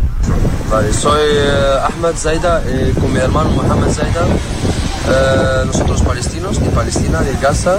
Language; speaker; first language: Spanish; non-native, learner; Arabic